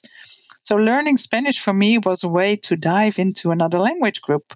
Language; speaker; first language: English; non-native, fluent; Dutch